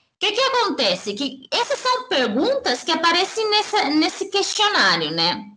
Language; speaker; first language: Portuguese; early bilingual, heritage; Spanish